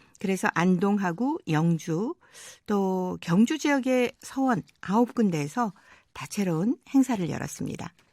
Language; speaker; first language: Korean; native; Korean